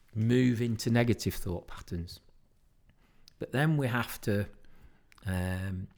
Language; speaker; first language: English; native; English